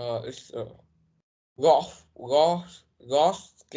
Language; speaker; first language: English; non-native, learner; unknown